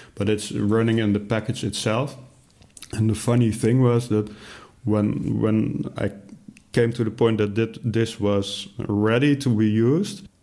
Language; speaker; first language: English; non-native, fluent; Dutch